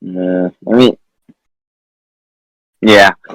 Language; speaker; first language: English; native; English